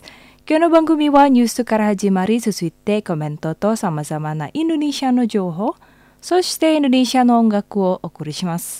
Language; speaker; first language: Japanese; non-native, fluent; Indonesian